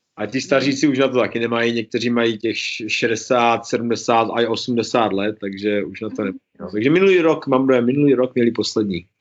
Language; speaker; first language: Czech; early bilingual, heritage; Czech